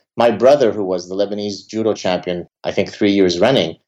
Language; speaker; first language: English; early bilingual, other home language; Arabic